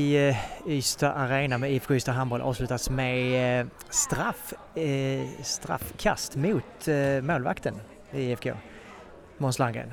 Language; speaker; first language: Swedish; native; Swedish